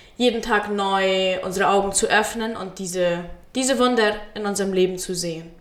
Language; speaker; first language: German; early bilingual, heritage; Spanish